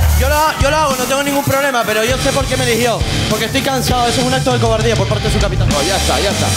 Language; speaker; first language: Spanish; native; Spanish